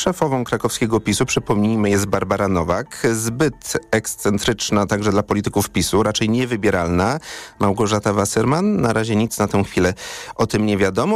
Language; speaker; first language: Polish; native; Polish